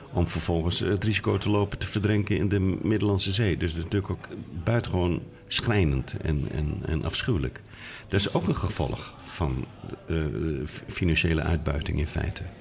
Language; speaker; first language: Dutch; native; Dutch